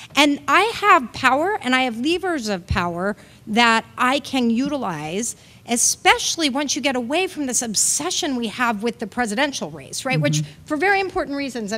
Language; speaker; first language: English; native; English